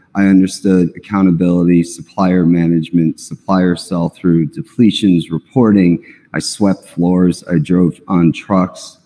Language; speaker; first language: English; native; English